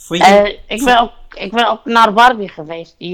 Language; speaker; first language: Dutch; non-native, learner; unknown